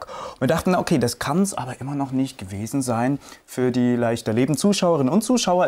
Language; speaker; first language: German; native; German